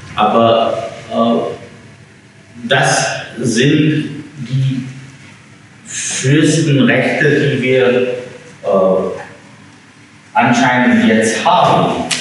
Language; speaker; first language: German; non-native, fluent; English